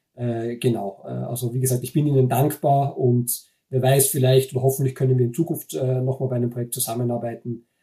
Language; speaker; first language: German; native; German